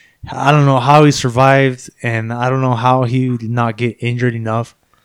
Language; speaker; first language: English; early bilingual, other home language; Spanish